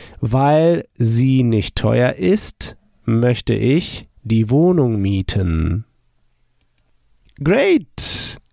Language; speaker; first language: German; non-native, fluent; English